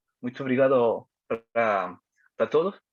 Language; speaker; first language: Portuguese; non-native, learner; Spanish